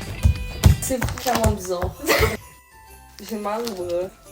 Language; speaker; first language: French; native; French